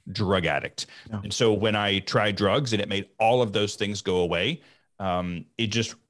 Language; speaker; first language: English; native; English